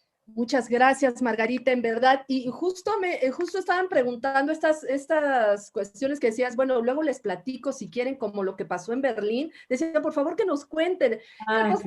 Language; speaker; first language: Spanish; native; Spanish